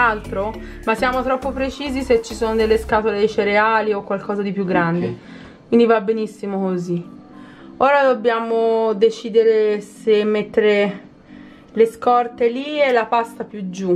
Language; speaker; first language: Italian; native; Italian